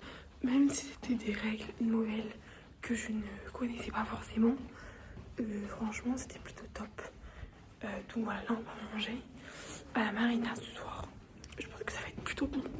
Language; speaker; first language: French; native; French